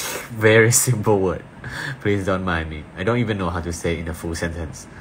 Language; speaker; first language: English; non-native, fluent; Thai